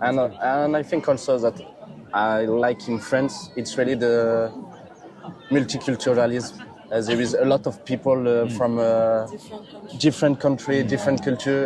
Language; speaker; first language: English; non-native, fluent; French